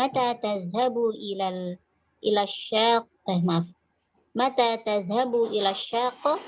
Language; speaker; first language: Arabic; non-native, learner; Indonesian